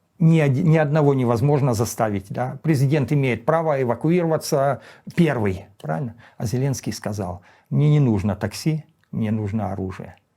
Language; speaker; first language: Russian; native; Russian